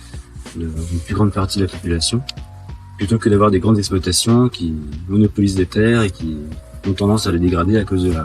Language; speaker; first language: French; native; French